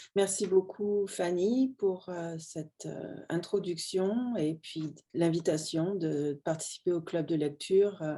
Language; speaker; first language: French; native; French